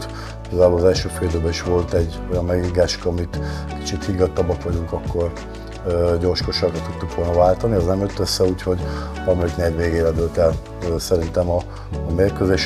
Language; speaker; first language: Hungarian; native; Hungarian